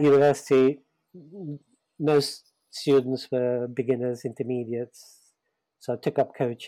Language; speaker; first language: English; native; English